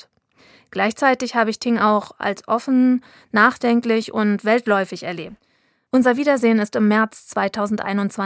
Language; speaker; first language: German; native; German